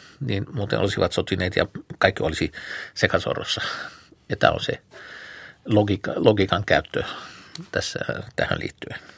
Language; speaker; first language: Finnish; non-native, fluent; Arabic